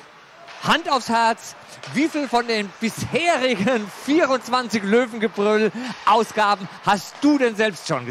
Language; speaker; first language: German; native; German